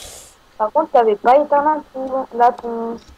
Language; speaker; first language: French; native; French